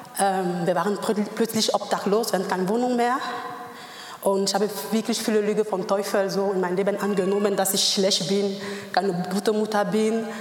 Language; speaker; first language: German; non-native, learner; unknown